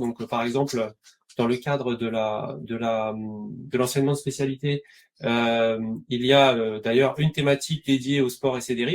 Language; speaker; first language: French; native; French